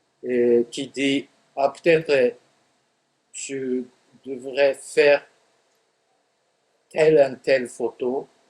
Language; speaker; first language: French; non-native, fluent; Japanese